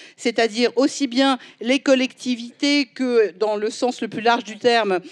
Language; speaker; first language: French; native; French